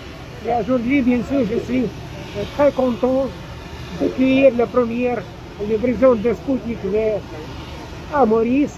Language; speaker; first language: French; non-native, fluent; Russian